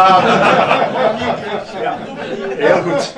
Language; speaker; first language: Dutch; native; Dutch